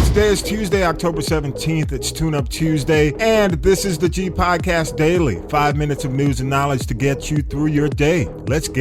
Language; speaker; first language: English; native; English